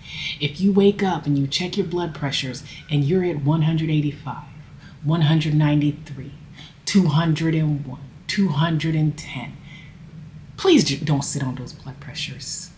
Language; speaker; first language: English; native; English